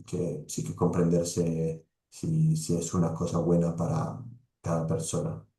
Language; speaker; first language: Spanish; non-native, fluent; Italian